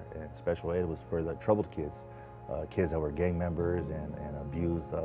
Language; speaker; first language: English; native; English